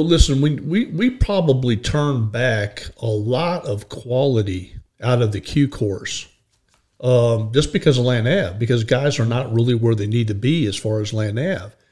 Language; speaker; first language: English; native; English